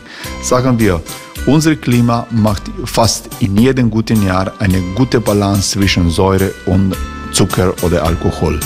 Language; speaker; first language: German; non-native, fluent; Croatian